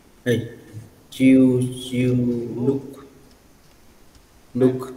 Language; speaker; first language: English; non-native, learner; Vietnamese